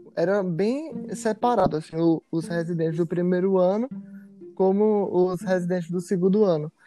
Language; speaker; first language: Portuguese; native; Portuguese